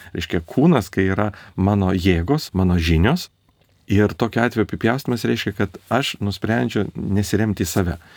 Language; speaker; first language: Lithuanian; native; Lithuanian